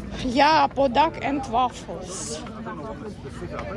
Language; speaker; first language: Swedish; non-native, learner; Russian